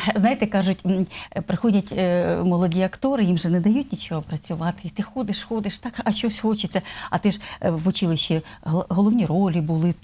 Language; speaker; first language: Ukrainian; native; Ukrainian